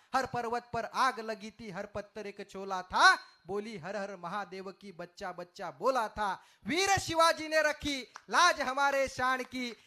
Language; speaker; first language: Hindi; non-native, local second language; Marathi